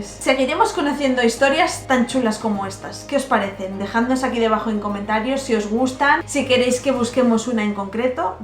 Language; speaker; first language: Spanish; native; Spanish